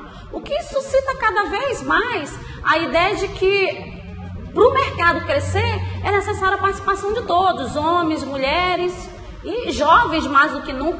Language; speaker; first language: Portuguese; native; Portuguese